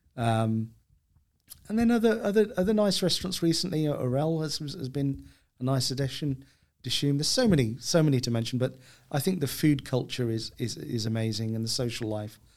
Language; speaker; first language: English; native; English